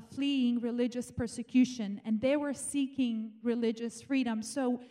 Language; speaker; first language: English; non-native, fluent; Romanian